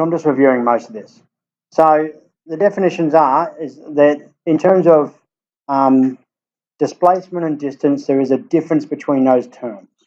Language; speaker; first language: English; native; English